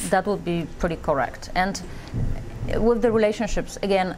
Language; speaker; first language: English; native; English